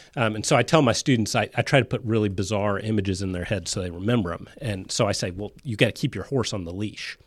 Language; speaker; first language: English; native; English